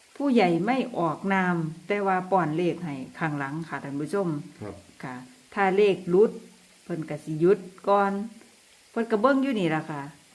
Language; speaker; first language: Thai; native; Thai